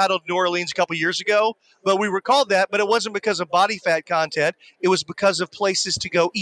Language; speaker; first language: English; native; English